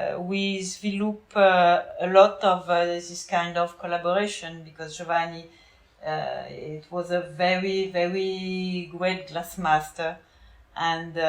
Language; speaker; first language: English; non-native, learner; French